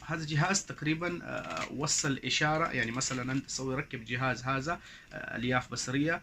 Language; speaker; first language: Arabic; non-native, learner; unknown